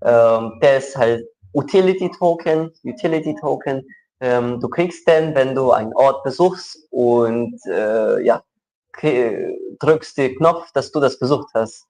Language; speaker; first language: German; non-native, local second language; Ukrainian